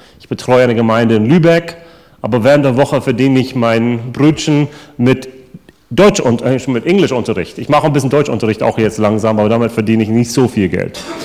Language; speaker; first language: German; non-native, fluent; English